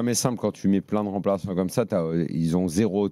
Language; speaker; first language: French; native; French